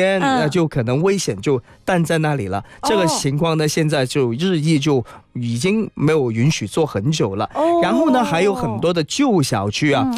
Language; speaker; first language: Chinese; native; Chinese